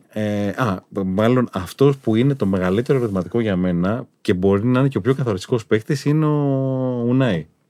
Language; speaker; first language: Greek; native; Greek